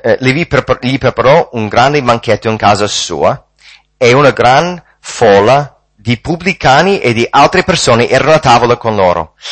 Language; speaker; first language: Italian; non-native, fluent; English